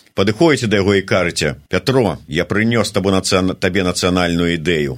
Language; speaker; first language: Belarusian; native; Belarusian